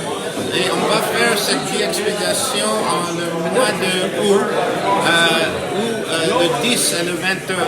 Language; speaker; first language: French; non-native, local second language; English